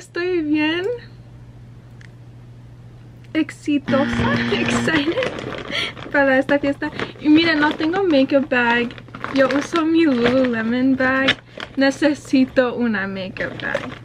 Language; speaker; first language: Spanish; early bilingual, heritage; Spanish